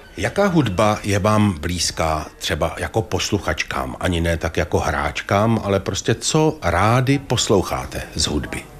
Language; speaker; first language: Czech; native; Czech